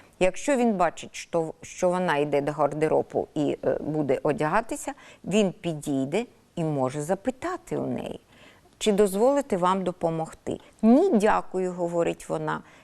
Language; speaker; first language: Ukrainian; native; Ukrainian